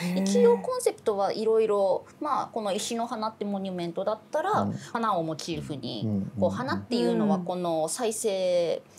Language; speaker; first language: Japanese; native; Japanese